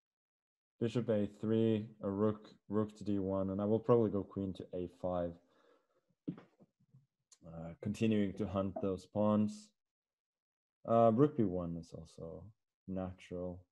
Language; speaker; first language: English; non-native, fluent; Norwegian